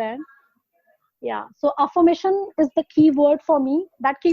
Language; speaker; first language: English; non-native, local second language; Hindi